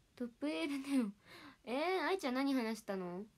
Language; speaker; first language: Japanese; native; Japanese